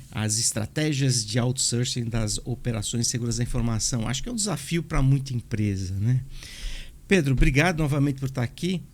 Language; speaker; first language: Portuguese; native; Portuguese